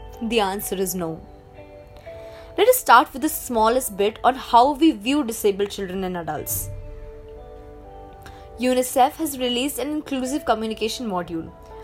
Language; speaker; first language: English; non-native, local second language; Hindi